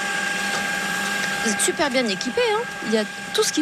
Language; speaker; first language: French; native; French